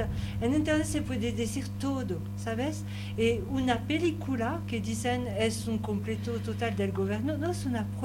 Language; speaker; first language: Spanish; non-native, learner; French